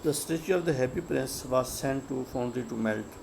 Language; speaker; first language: English; non-native, local second language; Urdu